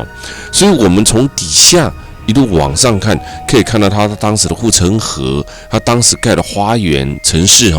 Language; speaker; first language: Chinese; native; Chinese